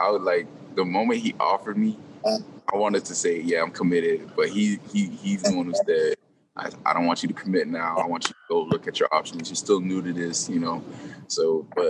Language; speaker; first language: English; native; English